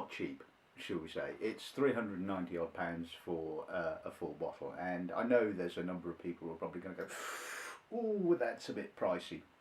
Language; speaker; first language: English; native; English